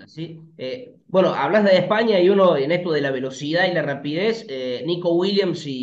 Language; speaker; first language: Spanish; native; Spanish